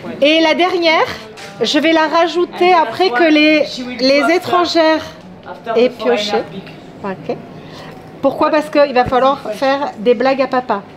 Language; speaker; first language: French; native; French